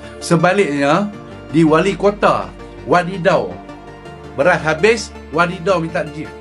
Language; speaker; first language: Malay; native; Malay